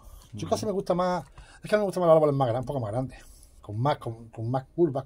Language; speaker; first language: Spanish; native; Spanish